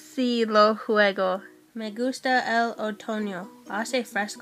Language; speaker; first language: Spanish; non-native, learner; English